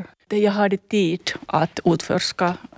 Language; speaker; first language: Swedish; non-native, local second language; Finnish